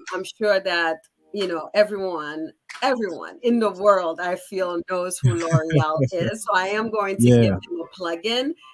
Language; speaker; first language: English; early bilingual, other home language; Haitian Creole